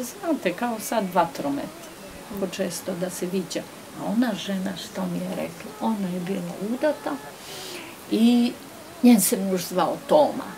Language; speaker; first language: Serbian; non-native, local second language; Romanian